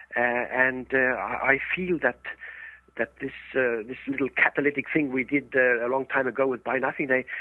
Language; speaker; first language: English; early bilingual, other home language; Estonian